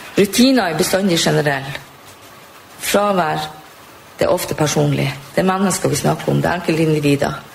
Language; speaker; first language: Norwegian; native; Norwegian